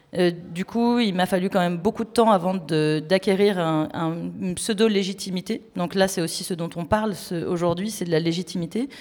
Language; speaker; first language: French; native; French